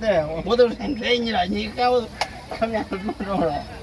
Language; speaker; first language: Chinese; native; Chinese